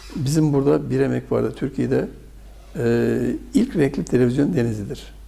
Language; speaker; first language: Turkish; native; Turkish